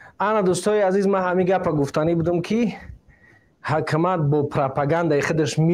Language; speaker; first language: Persian; native; Persian